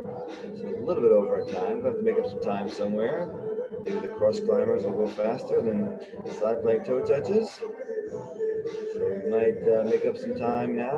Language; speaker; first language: English; native; English